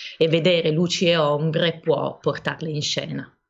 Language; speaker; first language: Italian; native; Italian